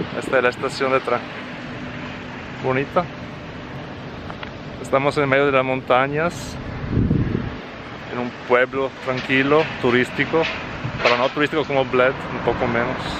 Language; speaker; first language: Spanish; non-native, fluent; Italian